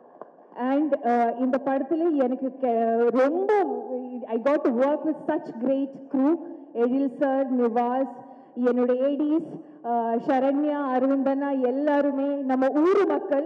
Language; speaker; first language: Tamil; non-native, local second language; Malayalam